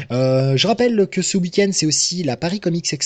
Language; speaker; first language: French; native; French